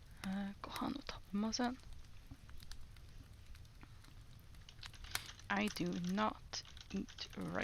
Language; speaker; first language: Japanese; non-native, learner; English